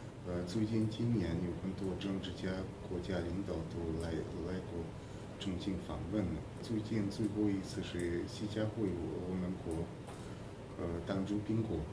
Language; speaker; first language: Chinese; non-native, fluent; Hungarian